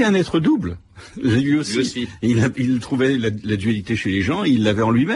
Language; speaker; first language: French; native; French